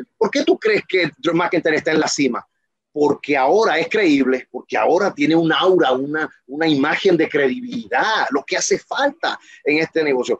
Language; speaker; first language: Spanish; native; Spanish